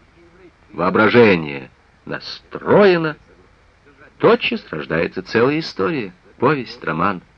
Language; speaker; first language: Russian; native; Russian